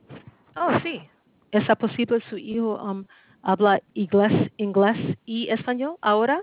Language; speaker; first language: Spanish; non-native, learner; English